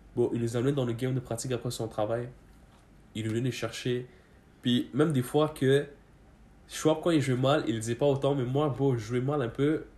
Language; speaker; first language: French; early bilingual, other home language; Persian